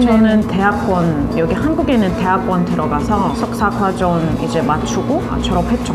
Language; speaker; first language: Korean; non-native, fluent; Russian